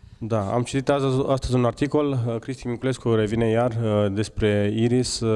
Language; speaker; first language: Romanian; native; Romanian